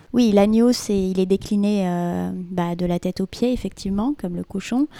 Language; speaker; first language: French; non-native, local second language; Arabic